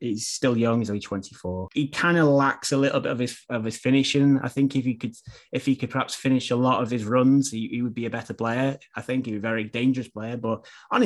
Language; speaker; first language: English; native; English